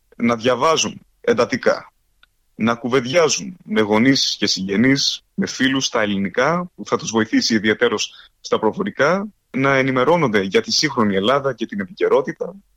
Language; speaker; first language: Greek; early bilingual, heritage; Greek